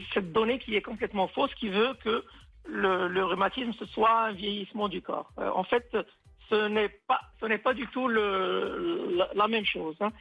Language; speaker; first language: French; non-native, local second language; Arabic